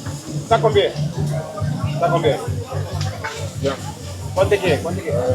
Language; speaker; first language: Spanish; non-native, learner; Portuguese